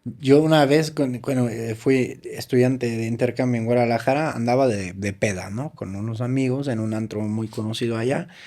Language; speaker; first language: Spanish; non-native, fluent; German